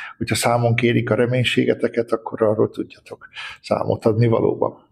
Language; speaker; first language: Hungarian; native; Hungarian